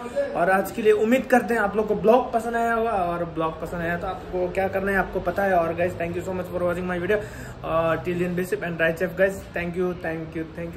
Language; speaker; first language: Hindi; non-native, local second language; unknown